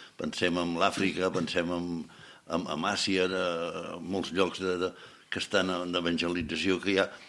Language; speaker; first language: Catalan; native; Catalan